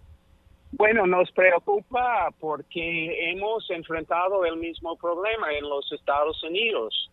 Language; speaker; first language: Spanish; non-native, fluent; English